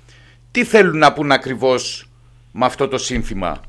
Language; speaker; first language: Greek; native; Greek